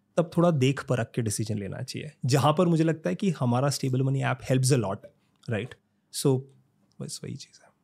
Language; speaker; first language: Hindi; native; Hindi